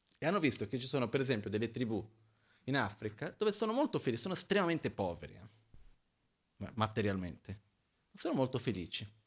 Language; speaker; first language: Italian; non-native, fluent; Portuguese